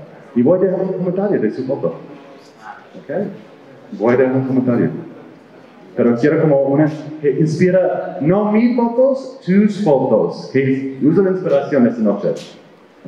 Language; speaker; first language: Spanish; non-native, fluent; English